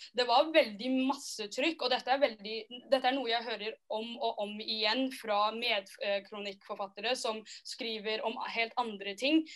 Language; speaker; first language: Norwegian; native; Norwegian